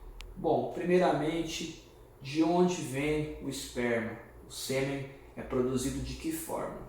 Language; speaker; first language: Portuguese; native; Portuguese